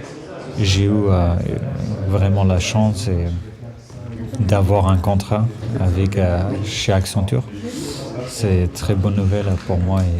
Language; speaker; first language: French; non-native, fluent; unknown